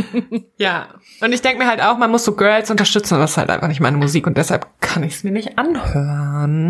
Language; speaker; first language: German; native; German